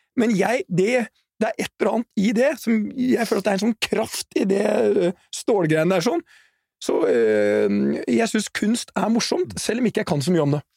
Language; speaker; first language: Norwegian; native; Norwegian